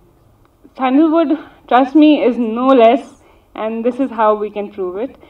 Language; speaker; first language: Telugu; non-native, local second language; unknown